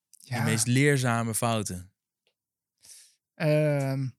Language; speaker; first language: Dutch; native; Dutch